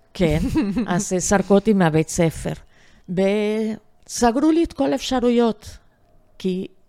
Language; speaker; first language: Hebrew; non-native, fluent; Spanish